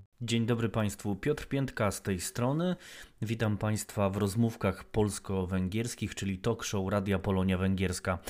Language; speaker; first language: Polish; native; Polish